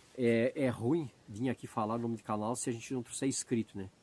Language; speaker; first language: Portuguese; native; Portuguese